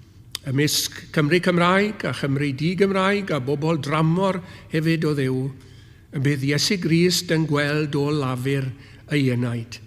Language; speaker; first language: Welsh; native; Welsh